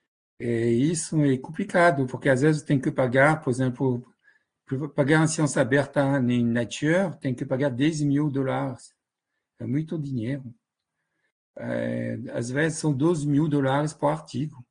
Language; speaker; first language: Portuguese; non-native, fluent; French